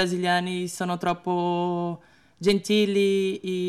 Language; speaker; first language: Italian; non-native, learner; Portuguese